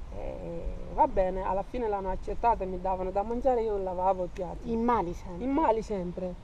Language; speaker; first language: Italian; non-native, fluent; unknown